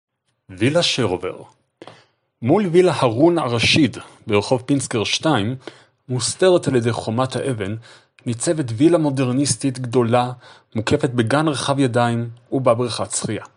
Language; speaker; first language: Hebrew; native; Hebrew